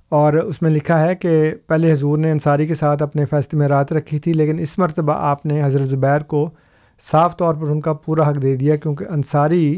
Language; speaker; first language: Urdu; non-native, local second language; Punjabi